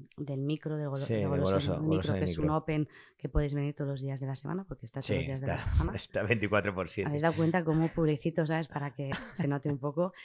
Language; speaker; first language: Spanish; native; Spanish